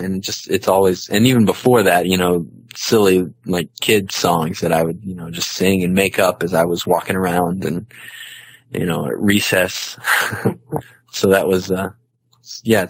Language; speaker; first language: English; native; English